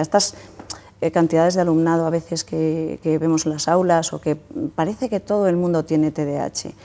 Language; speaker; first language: Spanish; native; Spanish